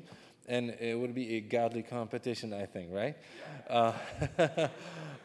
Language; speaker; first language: English; non-native, fluent; Czech